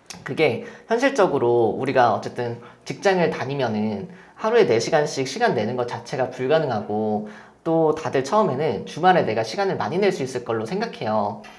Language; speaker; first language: Korean; native; Korean